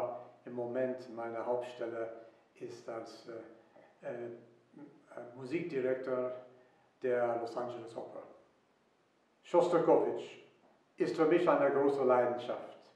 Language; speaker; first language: German; non-native, fluent; English